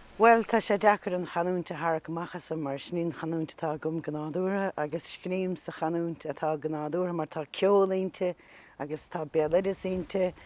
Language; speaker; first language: Irish; native; Irish